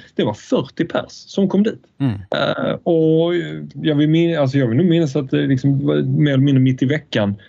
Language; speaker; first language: Swedish; native; Swedish